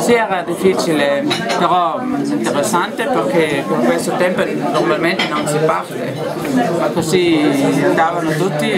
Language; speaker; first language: Italian; non-native, local second language; German